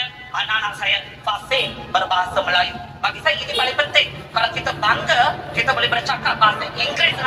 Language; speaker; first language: Malay; native; Malay